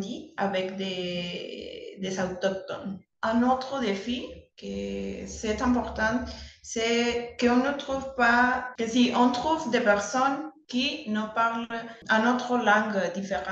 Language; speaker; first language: French; non-native, learner; Spanish